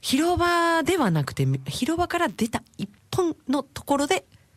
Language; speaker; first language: Japanese; non-native, fluent; Spanish